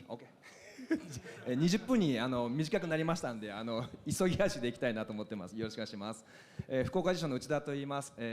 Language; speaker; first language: Japanese; native; Japanese